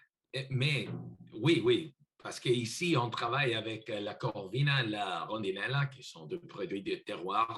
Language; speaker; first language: French; non-native, learner; English